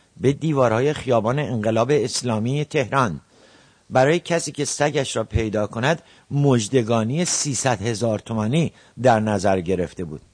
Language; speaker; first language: Persian; native; Persian